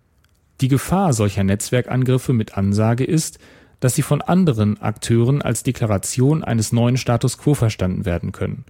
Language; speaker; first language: German; native; German